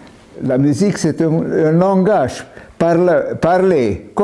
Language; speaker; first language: French; non-native, fluent; Hungarian